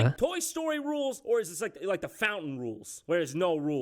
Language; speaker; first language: English; native; English